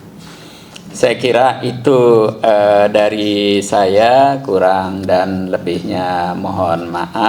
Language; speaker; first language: Indonesian; native; Indonesian